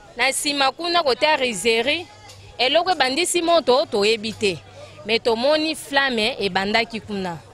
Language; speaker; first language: Lingala; native; Lingala